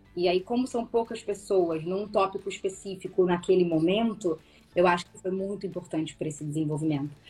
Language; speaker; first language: Portuguese; native; Portuguese